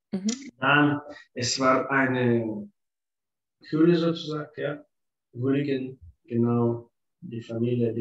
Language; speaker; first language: German; non-native, fluent; Russian